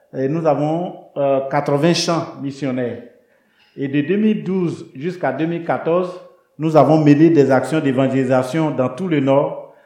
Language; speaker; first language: French; non-native, local second language; Baoulé